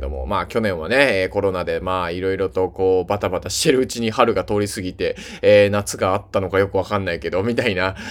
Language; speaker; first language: Japanese; native; Japanese